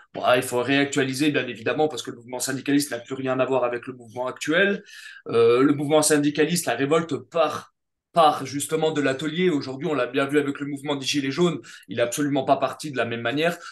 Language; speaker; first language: French; native; French